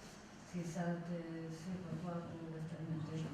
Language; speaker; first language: French; non-native, learner; Spanish